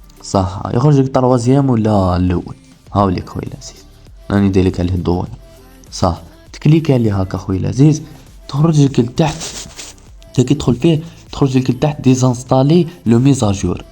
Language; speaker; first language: Arabic; native; Arabic